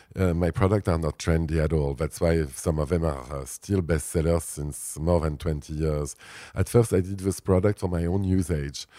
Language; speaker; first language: English; non-native, fluent; French